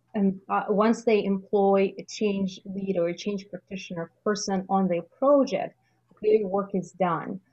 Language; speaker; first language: English; non-native, fluent; Russian